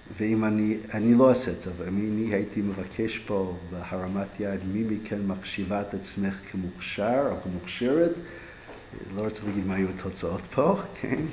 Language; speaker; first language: Hebrew; non-native, fluent; English